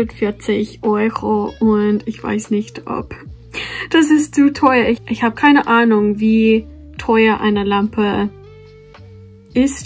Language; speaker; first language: German; non-native, fluent; English